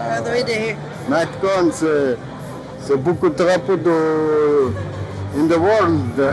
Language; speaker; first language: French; non-native, learner; Mongolian